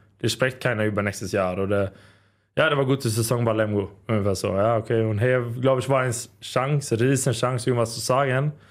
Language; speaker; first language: German; non-native, learner; Swedish